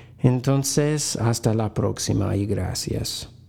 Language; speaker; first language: Spanish; non-native, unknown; English